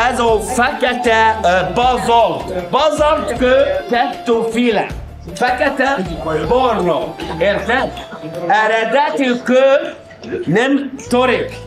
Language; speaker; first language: Hungarian; non-native, learner; Arabic